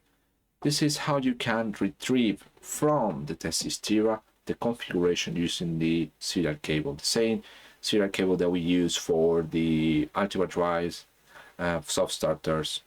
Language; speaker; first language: English; non-native, fluent; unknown